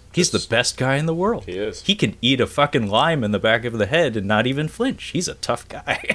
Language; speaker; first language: English; native; English